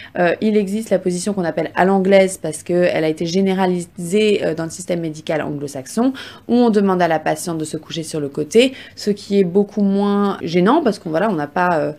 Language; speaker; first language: French; native; French